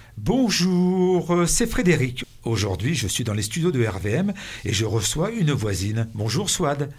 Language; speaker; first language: French; native; French